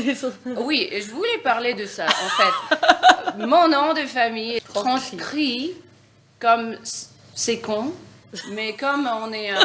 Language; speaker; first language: French; non-native, fluent; Russian